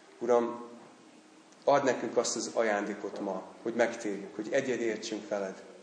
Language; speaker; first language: Hungarian; non-native, fluent; English